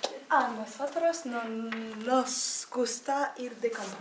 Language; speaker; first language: Spanish; non-native, learner; French